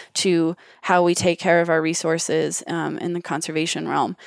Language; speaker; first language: English; native; English